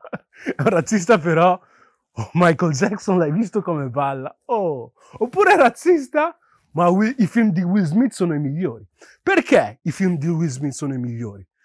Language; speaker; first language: Italian; early bilingual, other home language; Yoruba